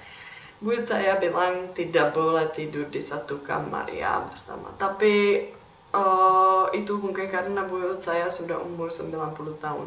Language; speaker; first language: Indonesian; non-native, fluent; Czech